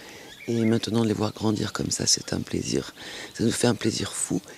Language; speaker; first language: French; native; French